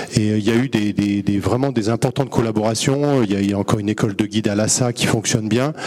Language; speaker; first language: French; native; French